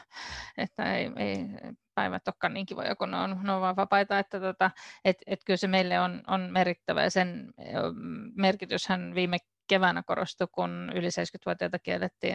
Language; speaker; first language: Finnish; native; Finnish